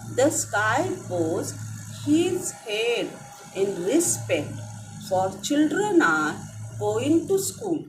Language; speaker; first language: English; non-native, local second language; Marathi